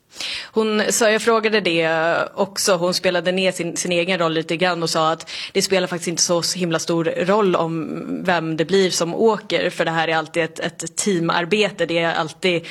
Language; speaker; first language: Swedish; native; Swedish